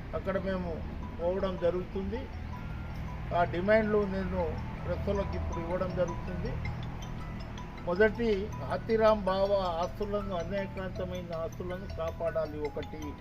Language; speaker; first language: Telugu; non-native, local second language; Lambadi